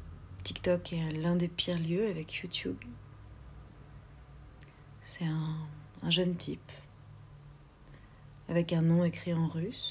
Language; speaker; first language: French; native; French